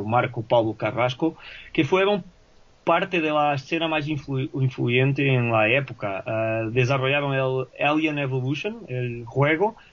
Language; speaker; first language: Spanish; non-native, fluent; Portuguese